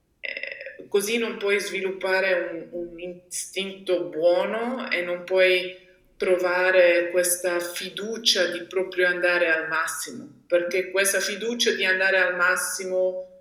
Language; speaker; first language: Italian; non-native, local second language; German